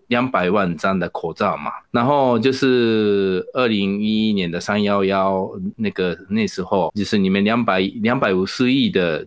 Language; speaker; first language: Chinese; non-native, fluent; Japanese